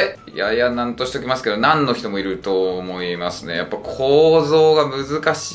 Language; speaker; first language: Japanese; native; Japanese